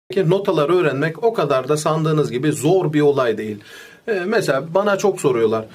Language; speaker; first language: Turkish; native; Turkish